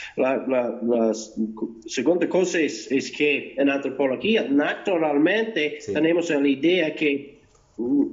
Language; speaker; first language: Spanish; non-native, fluent; English